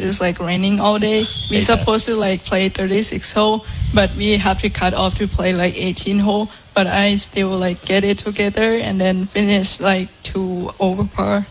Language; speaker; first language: English; non-native, fluent; Thai